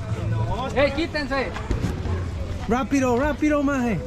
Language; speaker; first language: Spanish; non-native, learner; English